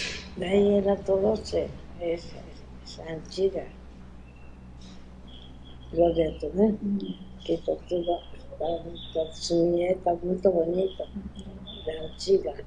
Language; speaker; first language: Portuguese; non-native, learner; Japanese